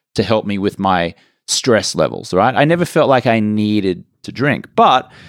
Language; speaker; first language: English; native; English